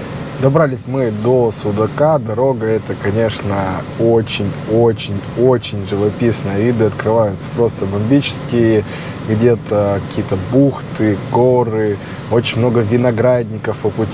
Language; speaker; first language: Russian; native; Russian